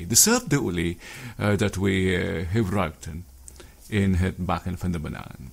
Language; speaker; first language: Dutch; non-native, learner; Filipino